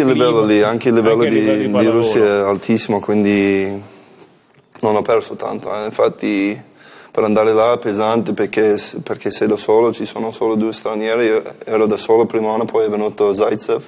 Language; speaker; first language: Italian; non-native, learner; English